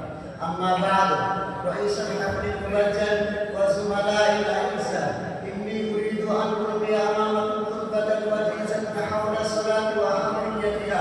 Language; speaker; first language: Arabic; non-native, learner; Bangla